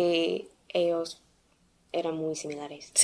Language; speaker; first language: Spanish; non-native, learner; English